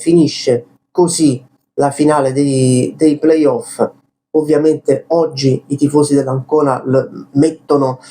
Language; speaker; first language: Italian; native; Italian